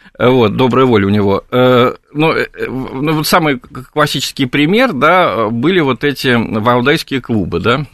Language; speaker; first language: Russian; native; Russian